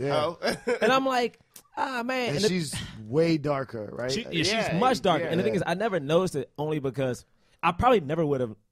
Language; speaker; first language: English; native; English